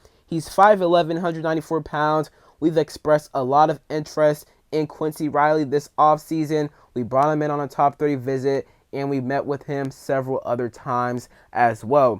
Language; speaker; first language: English; native; English